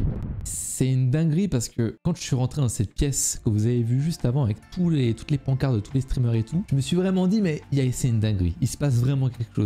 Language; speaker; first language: French; native; French